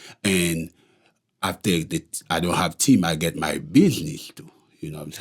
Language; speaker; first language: English; non-native, local second language; Haitian Creole